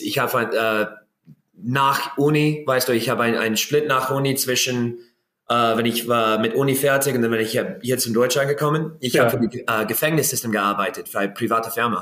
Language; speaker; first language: German; non-native, learner; English